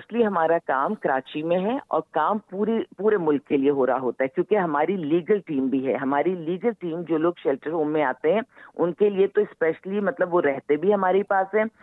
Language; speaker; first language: Urdu; native; Urdu